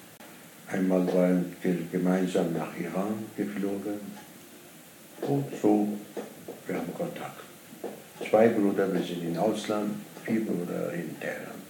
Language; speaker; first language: German; non-native, learner; Persian